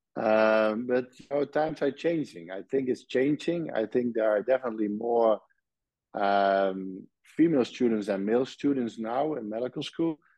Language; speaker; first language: English; non-native, fluent; Dutch